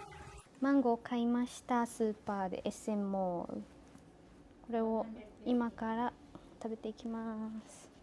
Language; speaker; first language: Japanese; early bilingual, other home language; Filipino